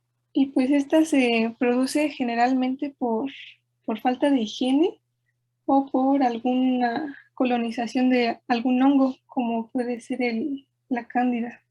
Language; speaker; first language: Spanish; native; Spanish